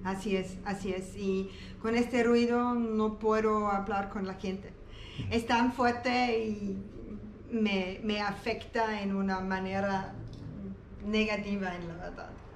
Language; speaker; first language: Spanish; non-native, learner; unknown